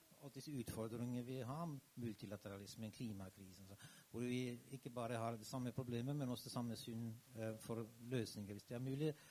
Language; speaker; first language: Norwegian; non-native, fluent; German